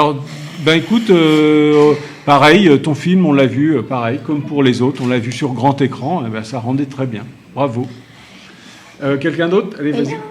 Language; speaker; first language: French; native; French